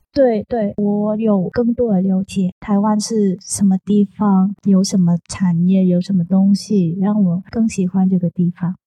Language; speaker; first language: Chinese; non-native, fluent; Vietnamese